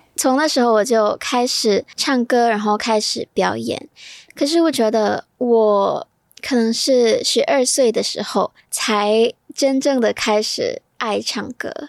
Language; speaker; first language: Chinese; non-native, fluent; Thai